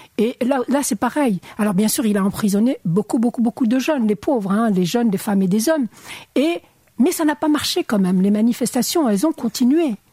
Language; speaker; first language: French; non-native, local second language; Arabic